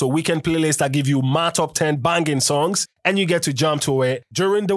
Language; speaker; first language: English; non-native, local second language; Akan